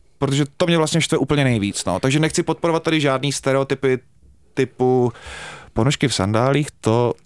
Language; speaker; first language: Czech; native; Czech